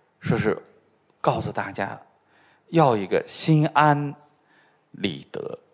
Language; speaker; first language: Chinese; native; Chinese